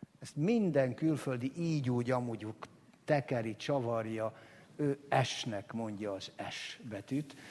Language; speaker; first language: Hungarian; native; Hungarian